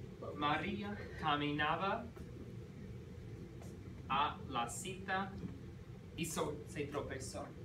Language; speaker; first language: Spanish; non-native, fluent; English